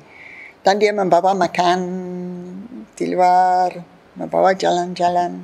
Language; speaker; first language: Indonesian; non-native, fluent; English